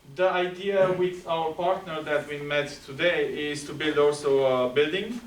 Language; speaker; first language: English; non-native, fluent; Romanian